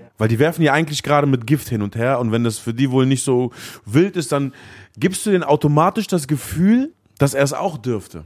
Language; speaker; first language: German; early bilingual, other home language; Arabic